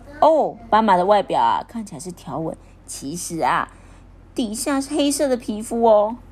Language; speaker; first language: Chinese; native; Chinese